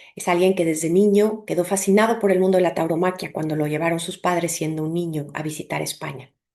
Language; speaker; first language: Spanish; native; Spanish